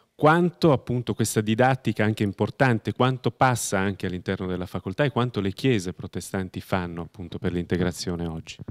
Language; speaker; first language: Italian; native; Italian